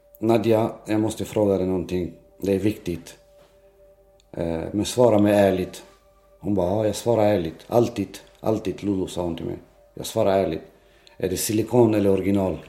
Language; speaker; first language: Swedish; non-native, local second language; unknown